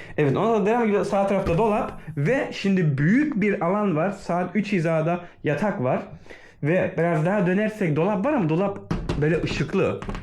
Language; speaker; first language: Turkish; early bilingual, heritage; Turkish